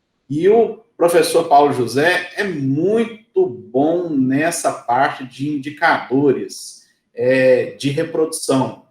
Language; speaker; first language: Portuguese; native; Portuguese